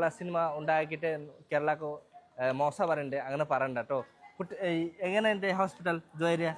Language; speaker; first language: Malayalam; non-native, local second language; Hindi